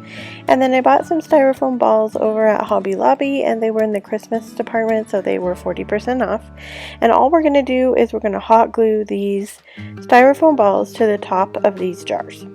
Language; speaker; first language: English; native; English